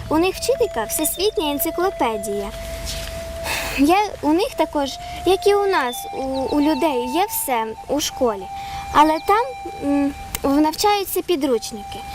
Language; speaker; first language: Ukrainian; non-native, local second language; Russian